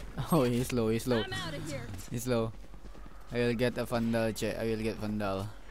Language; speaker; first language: English; non-native, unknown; Indonesian